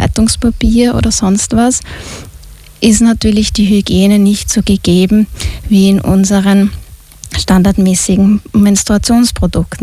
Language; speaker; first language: German; native; German